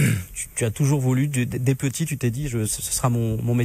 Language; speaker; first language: French; native; French